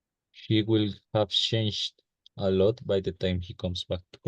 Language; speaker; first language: English; non-native, learner; Spanish